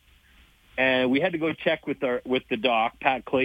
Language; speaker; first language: English; native; English